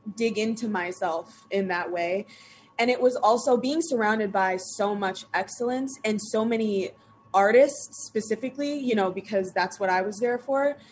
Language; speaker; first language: English; native; English